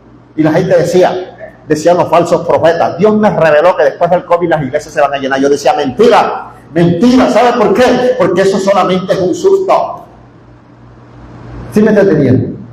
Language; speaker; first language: Spanish; native; Spanish